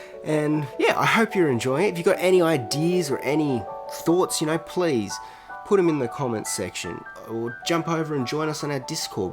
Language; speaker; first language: English; native; English